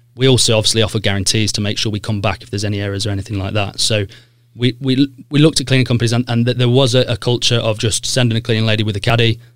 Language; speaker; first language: English; native; English